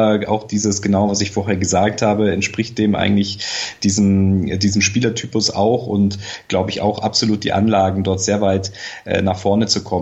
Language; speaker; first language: German; native; German